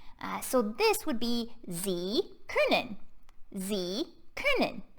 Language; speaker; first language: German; non-native, fluent; English